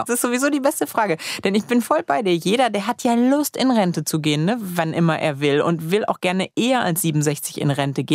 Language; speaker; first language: German; native; German